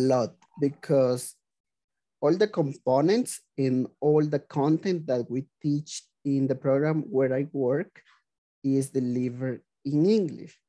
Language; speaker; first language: English; non-native, fluent; Spanish